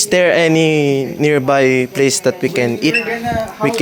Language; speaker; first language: English; non-native, local second language; Filipino